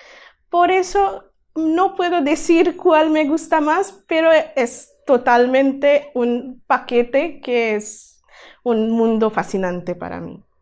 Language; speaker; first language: Spanish; non-native, learner; Bangla